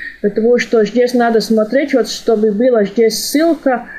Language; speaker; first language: Russian; non-native, fluent; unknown